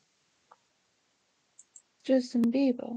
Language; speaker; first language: English; native; English